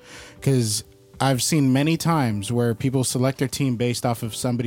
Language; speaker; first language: English; early bilingual, other home language; Spanish